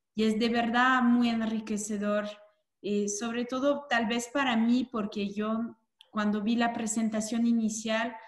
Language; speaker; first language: Spanish; non-native, fluent; French